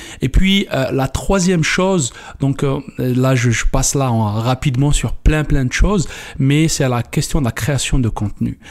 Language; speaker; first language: French; non-native, local second language; Kabyle